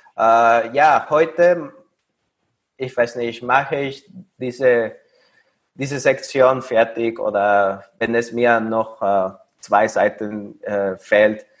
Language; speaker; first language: German; non-native, fluent; Spanish